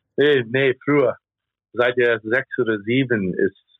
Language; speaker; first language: German; non-native, fluent; English